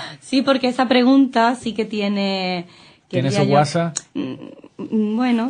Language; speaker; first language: Spanish; native; Spanish